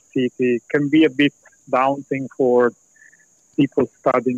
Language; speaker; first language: English; non-native, fluent; Italian